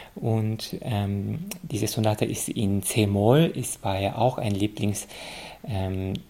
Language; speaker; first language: German; non-native, fluent; Korean